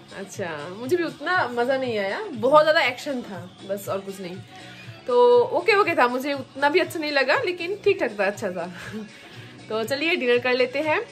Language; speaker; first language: Hindi; non-native, local second language; Bangla